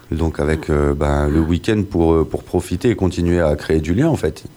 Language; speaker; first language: French; native; French